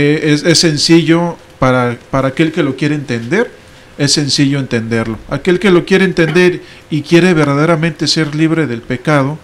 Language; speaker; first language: Spanish; native; Spanish